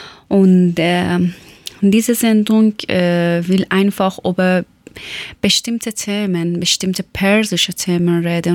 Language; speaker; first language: German; non-native, learner; Persian